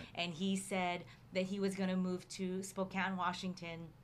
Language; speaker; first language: English; native; English